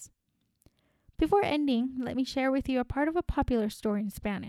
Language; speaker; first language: English; non-native, fluent; Spanish